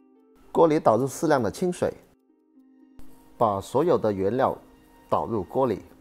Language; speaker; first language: Chinese; native; Chinese